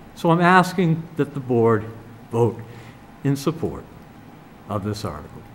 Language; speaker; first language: English; native; English